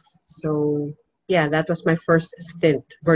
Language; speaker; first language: English; non-native, local second language; Cebuano